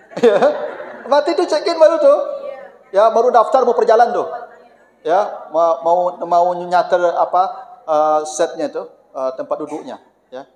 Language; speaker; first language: Malay; non-native, local second language; Minangkabau